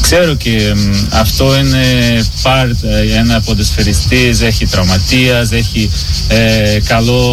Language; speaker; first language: Greek; non-native, learner; Portuguese